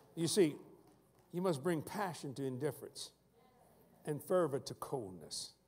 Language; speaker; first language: English; native; English